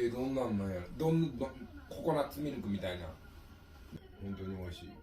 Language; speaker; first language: Japanese; native; Japanese